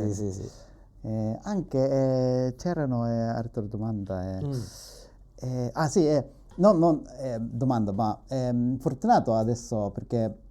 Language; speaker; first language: Italian; non-native, learner; Japanese